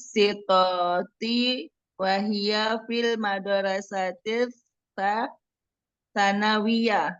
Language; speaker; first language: Arabic; non-native, learner; Indonesian